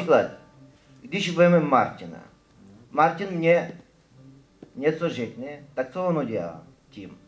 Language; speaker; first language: Czech; non-native, fluent; Ukrainian